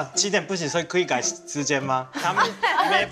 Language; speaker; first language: Chinese; non-native, learner; Japanese